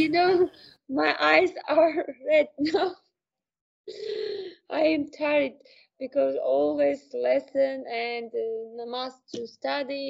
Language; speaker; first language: English; non-native, learner; Uzbek